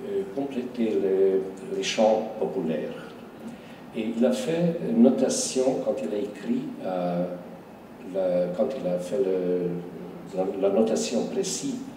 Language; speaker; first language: French; non-native, fluent; Hungarian